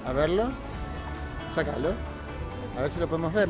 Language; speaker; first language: Spanish; native; Spanish